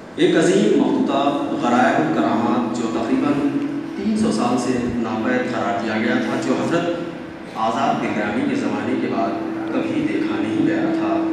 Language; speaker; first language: Urdu; native; Urdu